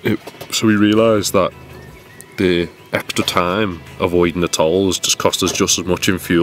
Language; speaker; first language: English; native; English